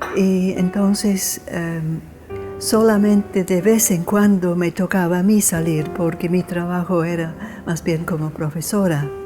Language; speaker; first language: Spanish; non-native, fluent; English